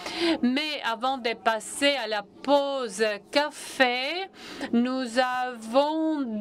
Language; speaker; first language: French; non-native, fluent; Latvian